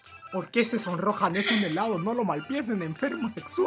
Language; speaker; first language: Spanish; native; Spanish